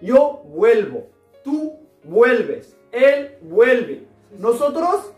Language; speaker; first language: Spanish; non-native, fluent; Arabic